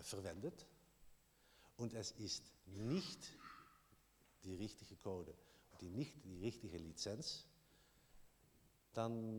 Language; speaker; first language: German; non-native, learner; Dutch